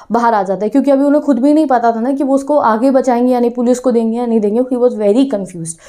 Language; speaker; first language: Hindi; non-native, local second language; Punjabi